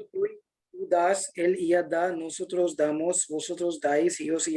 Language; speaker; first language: Spanish; non-native, learner; Hindi